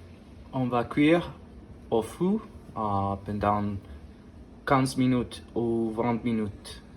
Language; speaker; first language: French; non-native, learner; Spanish